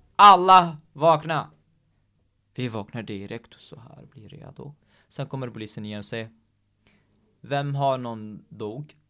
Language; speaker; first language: Swedish; non-native, fluent; Arabic